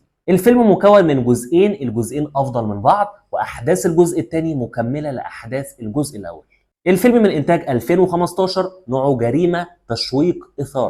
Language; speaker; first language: Arabic; native; Arabic